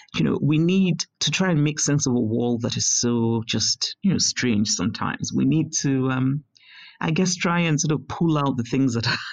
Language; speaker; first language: English; non-native, local second language; Igbo